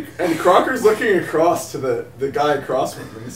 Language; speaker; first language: English; native; English